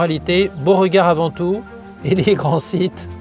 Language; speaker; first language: French; native; French